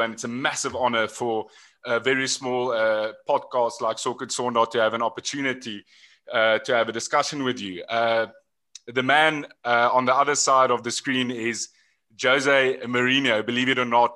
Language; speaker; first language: English; non-native, local second language; Afrikaans